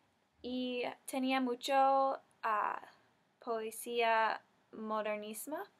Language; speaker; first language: Spanish; non-native, learner; English